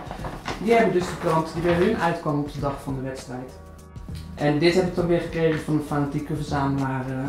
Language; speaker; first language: Dutch; native; Dutch